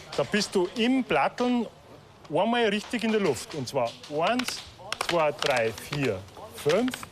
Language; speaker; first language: German; native; German